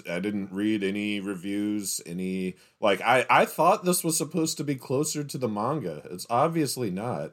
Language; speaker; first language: English; native; English